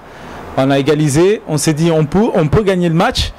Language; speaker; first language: French; native; French